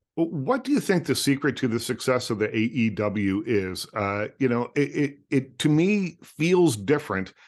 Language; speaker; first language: English; native; English